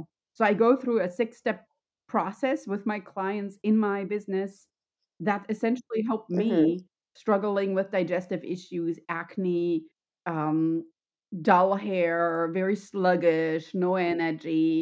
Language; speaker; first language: English; non-native, fluent; German